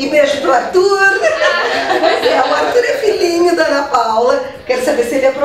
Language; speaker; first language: Portuguese; native; Portuguese